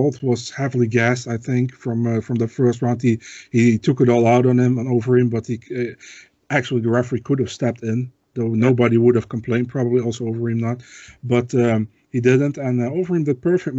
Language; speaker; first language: English; non-native, fluent; Dutch